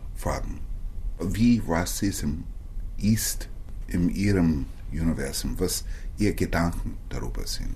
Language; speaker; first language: German; non-native, fluent; English